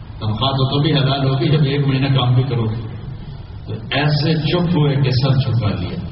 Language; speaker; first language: Urdu; non-native, local second language; Punjabi